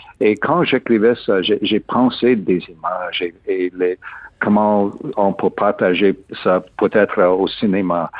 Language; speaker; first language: French; non-native, learner; English